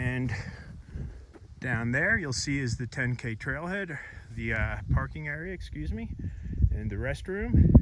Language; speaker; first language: English; native; English